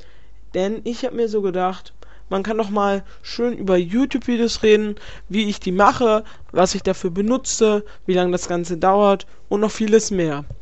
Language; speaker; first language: German; native; German